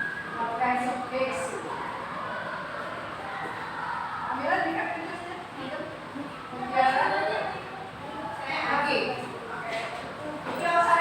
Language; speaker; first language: English; non-native, learner; Indonesian